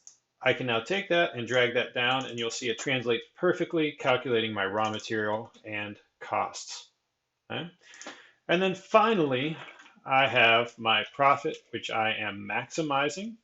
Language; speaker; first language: English; native; English